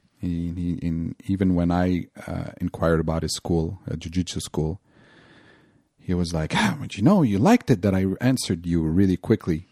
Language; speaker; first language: English; non-native, local second language; French